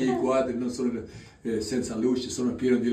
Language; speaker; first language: Italian; non-native, learner; Albanian